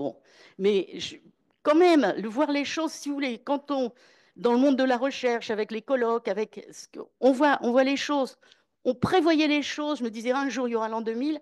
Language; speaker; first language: French; native; French